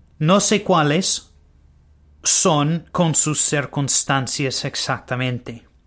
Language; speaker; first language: Spanish; non-native, learner; English